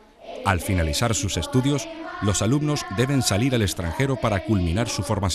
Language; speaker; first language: Spanish; native; Spanish